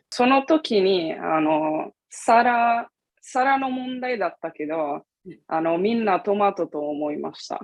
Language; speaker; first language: Japanese; non-native, fluent; Italian